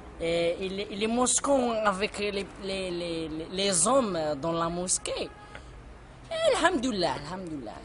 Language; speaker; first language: French; non-native, learner; Arabic